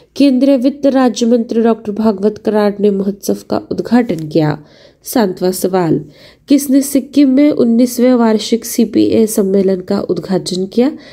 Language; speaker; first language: Hindi; non-native, local second language; Marathi